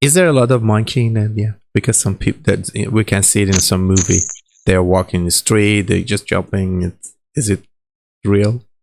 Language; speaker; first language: English; non-native, learner; Persian